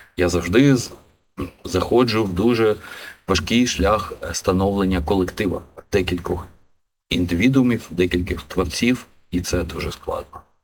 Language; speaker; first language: Ukrainian; non-native, local second language; Russian